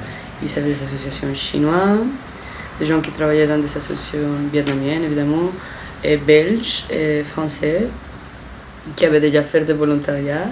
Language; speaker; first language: French; non-native, fluent; Spanish